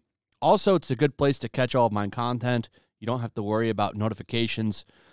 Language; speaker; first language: English; native; English